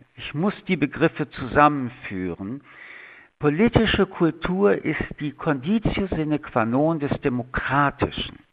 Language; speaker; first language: German; early bilingual, other home language; French